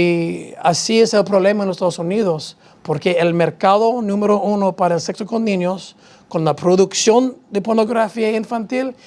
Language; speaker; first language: Spanish; non-native, fluent; English